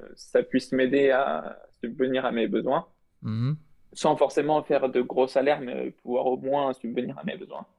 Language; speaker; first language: French; native; French